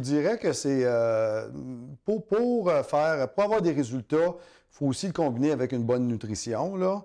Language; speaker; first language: French; native; French